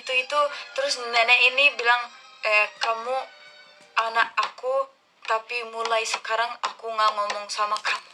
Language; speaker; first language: Indonesian; non-native, learner; Turkish